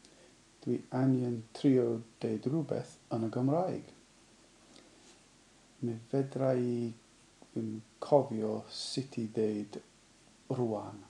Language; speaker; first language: Welsh; non-native, learner; English